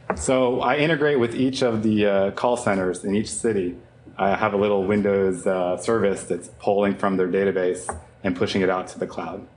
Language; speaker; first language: English; native; English